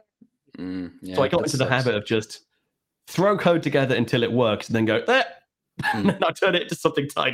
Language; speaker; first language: English; native; English